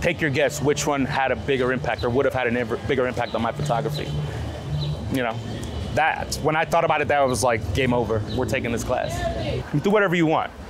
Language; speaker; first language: English; early bilingual, other home language; Spanish